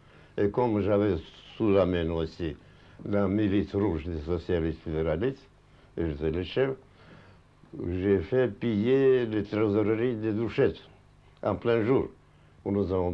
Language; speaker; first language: French; non-native, fluent; Russian